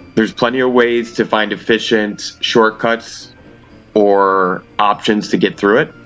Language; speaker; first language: English; native; English